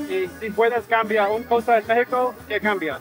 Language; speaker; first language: Spanish; non-native, learner; English